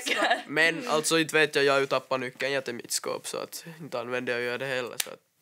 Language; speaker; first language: Swedish; native; Swedish